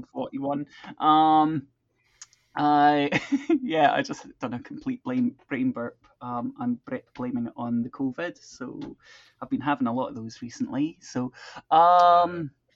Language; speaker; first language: English; native; English